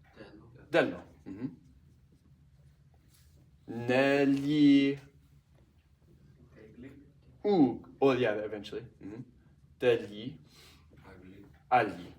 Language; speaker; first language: Italian; non-native, fluent; English